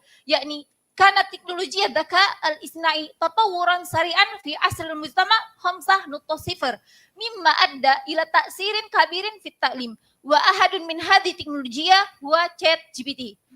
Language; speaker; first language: Arabic; non-native, learner; Indonesian